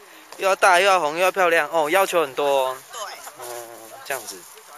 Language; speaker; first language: Chinese; native; Chinese